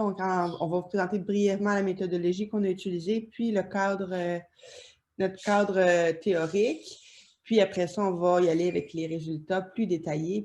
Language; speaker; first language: French; native; French